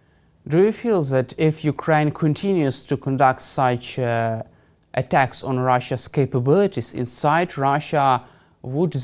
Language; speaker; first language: English; non-native, fluent; Ukrainian